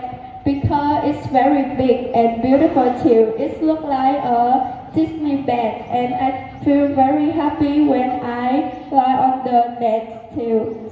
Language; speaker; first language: English; non-native, learner; Vietnamese